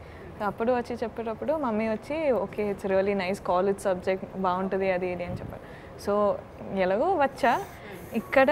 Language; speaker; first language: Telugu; non-native, local second language; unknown